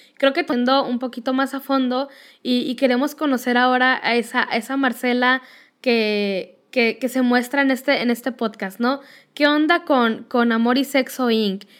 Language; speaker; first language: Spanish; native; Spanish